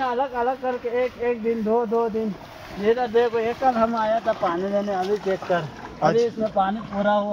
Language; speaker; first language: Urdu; non-native, local second language; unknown